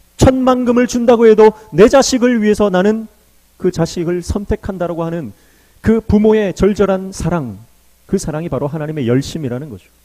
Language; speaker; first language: Korean; native; Korean